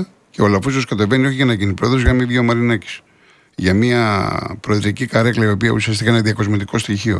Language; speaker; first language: Greek; native; Greek